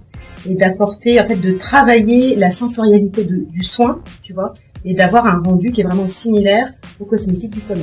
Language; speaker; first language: French; native; French